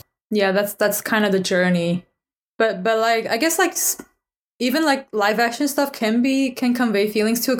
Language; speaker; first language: English; non-native, fluent; Chinese